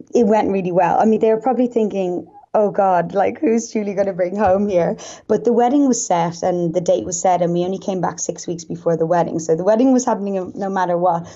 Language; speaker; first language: English; native; English